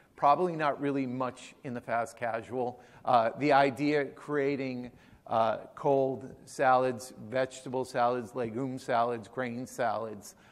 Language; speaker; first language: English; native; English